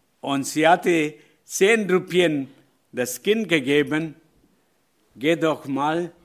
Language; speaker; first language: German; non-native, learner; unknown